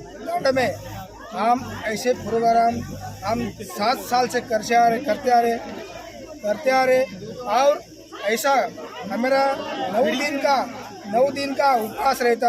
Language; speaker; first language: Hindi; non-native, local second language; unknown